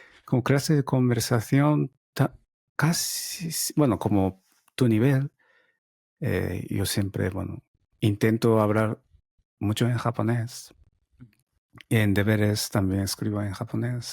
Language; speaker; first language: Spanish; non-native, fluent; Japanese